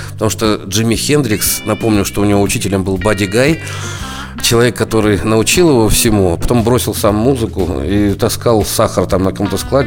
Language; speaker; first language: Russian; native; Russian